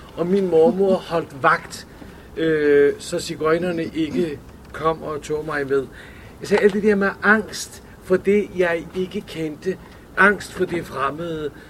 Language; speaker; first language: Danish; early bilingual, other home language; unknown